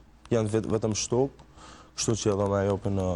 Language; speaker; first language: Albanian; early bilingual, heritage; Albanian